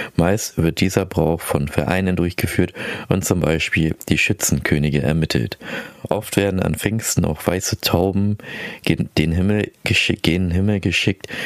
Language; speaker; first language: German; early bilingual, other home language; Filipino